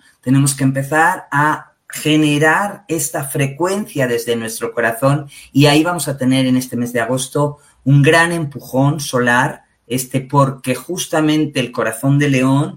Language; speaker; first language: Spanish; native; Spanish